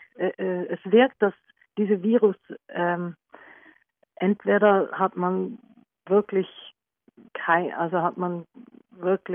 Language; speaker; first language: German; non-native, learner; Norwegian